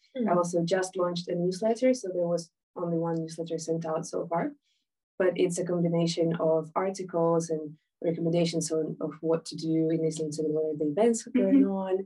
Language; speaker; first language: English; non-native, fluent; Ukrainian